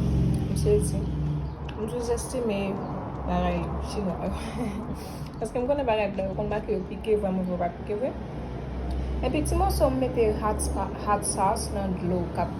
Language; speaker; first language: French; non-native, learner; Haitian Creole